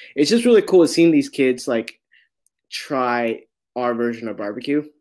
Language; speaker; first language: English; native; English